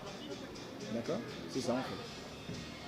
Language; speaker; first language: French; native; French